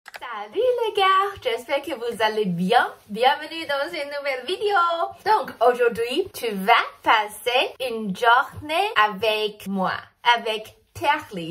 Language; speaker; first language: French; non-native, learner; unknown